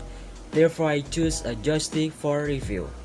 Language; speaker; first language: English; non-native, learner; Indonesian